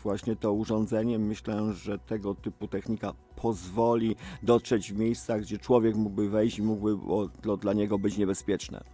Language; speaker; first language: Polish; native; Polish